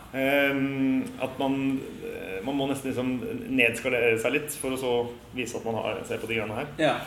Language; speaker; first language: Norwegian; native; Norwegian